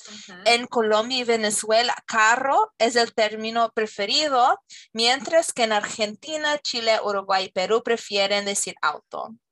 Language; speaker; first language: Spanish; non-native, fluent; English